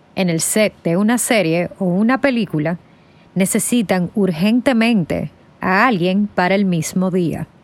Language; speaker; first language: Spanish; native; Spanish